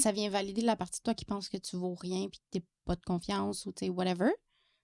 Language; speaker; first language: French; native; French